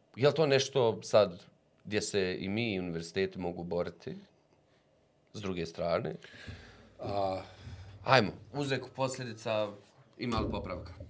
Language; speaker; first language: Bosnian; native; Bosnian